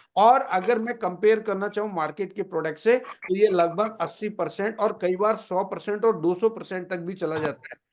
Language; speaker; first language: Hindi; native; Hindi